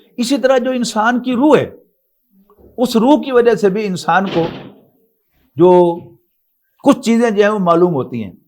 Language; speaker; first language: Urdu; non-native, local second language; Punjabi